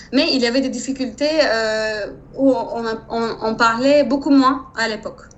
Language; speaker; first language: French; non-native, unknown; Turkish